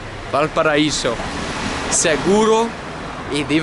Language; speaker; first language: Spanish; non-native, learner; English